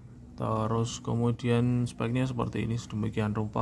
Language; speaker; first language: Indonesian; native; Indonesian